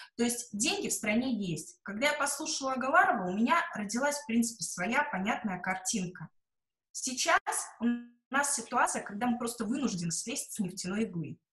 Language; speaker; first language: Russian; native; Russian